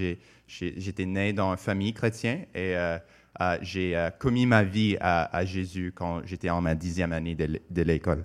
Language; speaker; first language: French; non-native, local second language; English